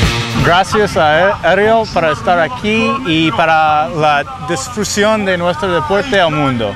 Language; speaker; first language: Spanish; non-native, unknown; English